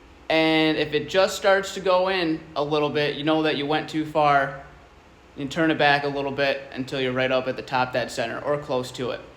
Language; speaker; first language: English; native; English